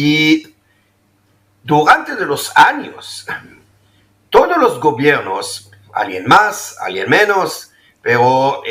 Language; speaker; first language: Spanish; non-native, fluent; Hebrew